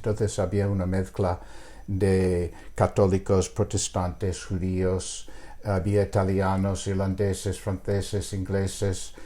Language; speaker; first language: Spanish; non-native, fluent; English